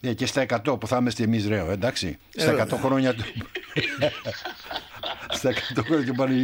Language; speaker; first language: Greek; native; Greek